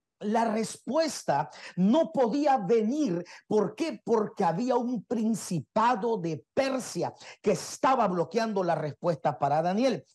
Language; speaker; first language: Spanish; native; Spanish